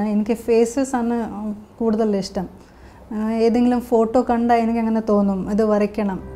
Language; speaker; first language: Malayalam; early bilingual, heritage; Malayalam